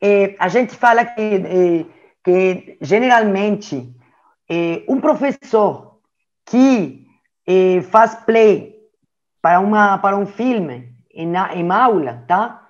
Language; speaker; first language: Portuguese; non-native, learner; French